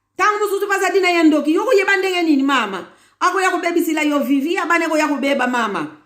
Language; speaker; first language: Lingala; non-native, local second language; Kongo